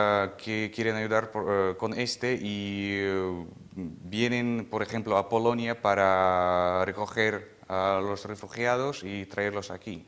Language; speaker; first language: Spanish; non-native, fluent; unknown